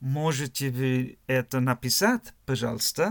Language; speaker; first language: Russian; non-native, learner; German